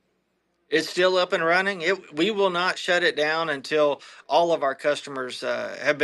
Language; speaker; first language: English; native; English